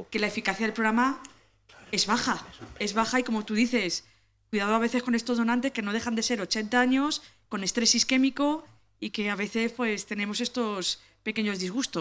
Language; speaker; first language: Spanish; native; Spanish